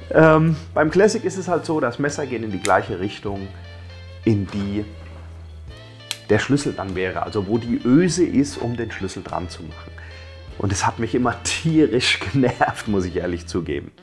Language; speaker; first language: German; native; German